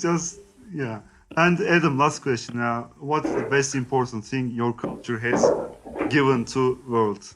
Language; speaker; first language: English; non-native, learner; Turkish